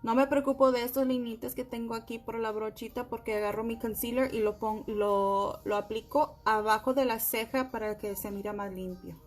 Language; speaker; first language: Spanish; early bilingual, heritage; Spanish